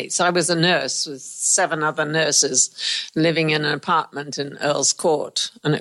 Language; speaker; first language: English; native; English